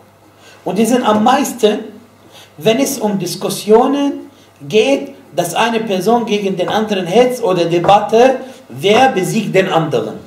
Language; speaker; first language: German; non-native, fluent; Arabic